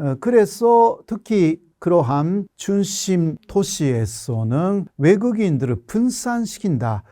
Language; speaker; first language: Korean; non-native, fluent; Japanese